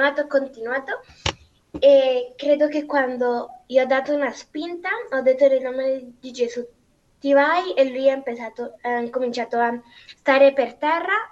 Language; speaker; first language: Italian; non-native, learner; Spanish